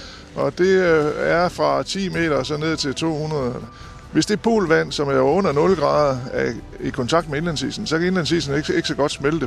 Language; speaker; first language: Danish; native; Danish